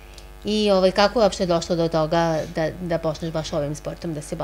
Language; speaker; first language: Serbian; native; Serbian